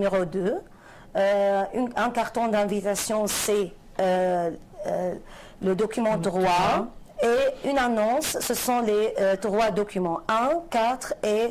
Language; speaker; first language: French; non-native, fluent; Arabic